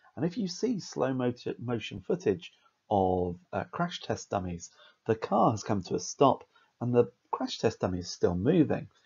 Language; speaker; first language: English; native; English